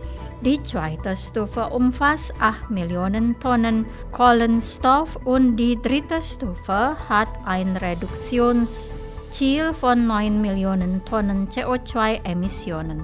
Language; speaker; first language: German; non-native, fluent; Indonesian